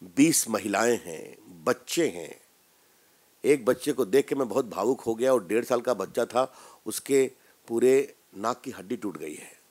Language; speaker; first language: Hindi; native; Hindi